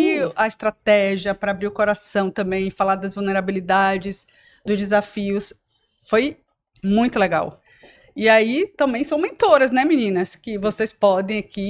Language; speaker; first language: Portuguese; native; Portuguese